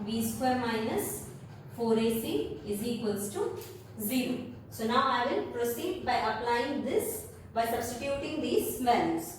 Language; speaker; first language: English; non-native, local second language; Hindi